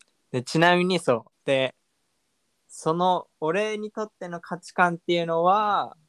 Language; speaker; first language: Japanese; native; Japanese